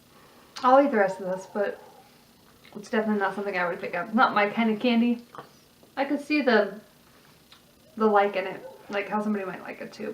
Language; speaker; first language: English; native; English